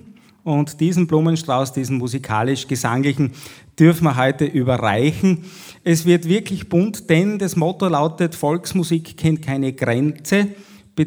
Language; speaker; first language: German; native; German